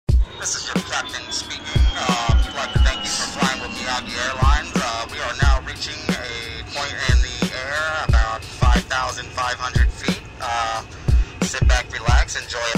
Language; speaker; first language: English; native; English